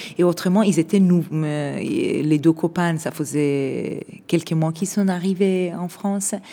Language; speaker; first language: French; non-native, fluent; Persian